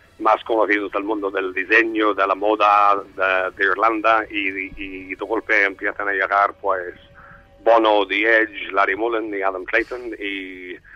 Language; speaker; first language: Spanish; non-native, fluent; English